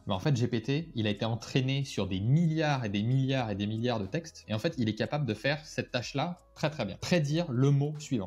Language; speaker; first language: French; native; French